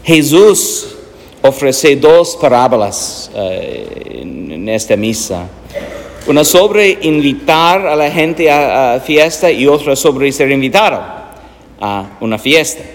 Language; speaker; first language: Spanish; non-native, learner; English